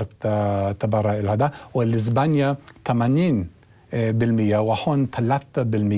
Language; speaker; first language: Arabic; non-native, learner; English